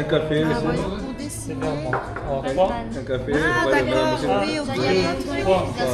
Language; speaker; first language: French; early bilingual, other home language; Lao